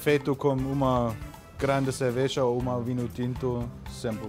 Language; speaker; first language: Portuguese; non-native, learner; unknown